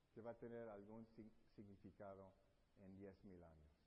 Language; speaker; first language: Spanish; early bilingual, heritage; Spanish